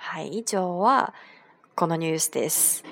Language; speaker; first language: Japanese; non-native, fluent; Chinese